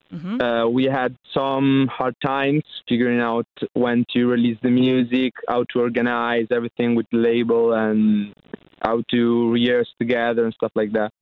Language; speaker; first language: English; non-native, fluent; Italian